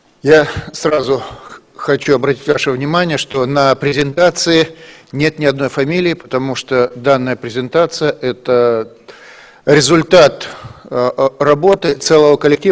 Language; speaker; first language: Russian; native; Russian